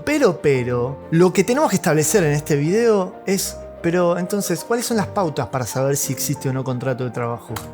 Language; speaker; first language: Spanish; native; Spanish